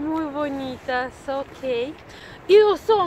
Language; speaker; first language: Spanish; non-native, fluent; Russian